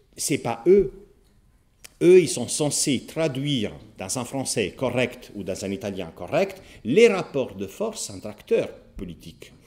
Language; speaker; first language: French; non-native, fluent; Italian